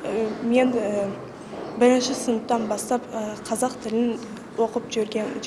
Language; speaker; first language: Kazakh; non-native, local second language; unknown